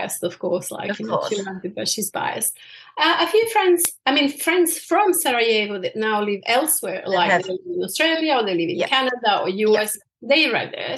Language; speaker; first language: English; non-native, fluent; Bosnian